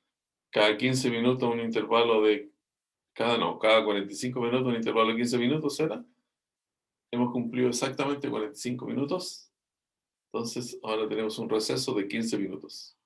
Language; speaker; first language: Spanish; native; Spanish